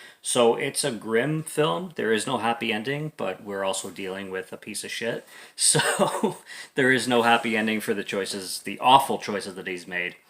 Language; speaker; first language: English; native; English